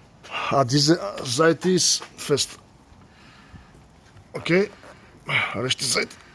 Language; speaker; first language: German; non-native, learner; Bulgarian